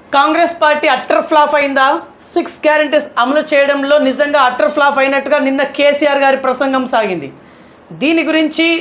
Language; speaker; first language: Telugu; native; Telugu